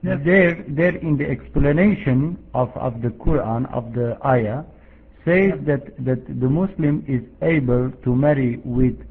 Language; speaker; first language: English; non-native, fluent; Arabic